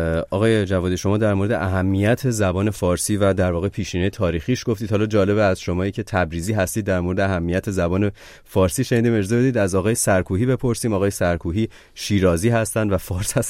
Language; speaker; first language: Persian; native; Persian